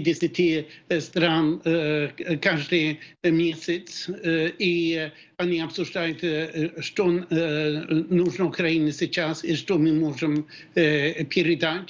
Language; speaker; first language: Russian; non-native, fluent; Swedish